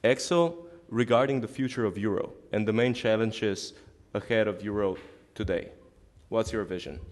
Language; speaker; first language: English; non-native, fluent; Slovenian